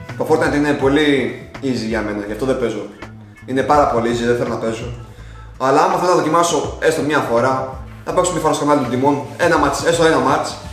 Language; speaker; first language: Greek; early bilingual, other home language; Russian